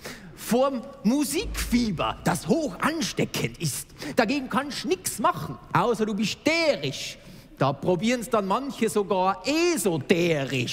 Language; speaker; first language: German; native; German